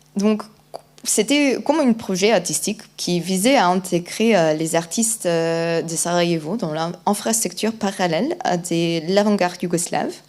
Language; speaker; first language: French; non-native, fluent; Polish